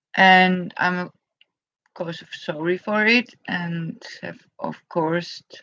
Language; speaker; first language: English; non-native, fluent; Danish